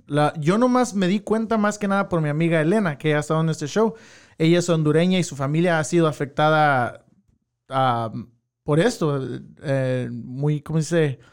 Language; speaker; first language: Spanish; early bilingual, heritage; Spanish